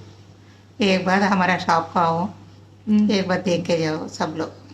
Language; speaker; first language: Hindi; non-native, local second language; Telugu